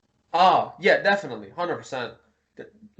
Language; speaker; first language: English; early bilingual, heritage; Mongolian